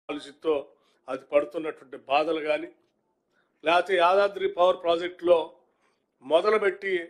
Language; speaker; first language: Telugu; native; Telugu